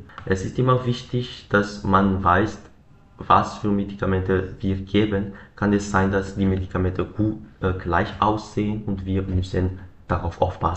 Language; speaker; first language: German; non-native, learner; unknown